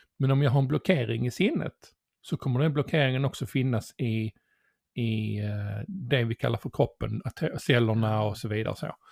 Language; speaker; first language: Swedish; native; Swedish